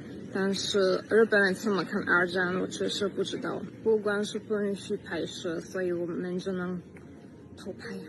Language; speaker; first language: Chinese; non-native, fluent; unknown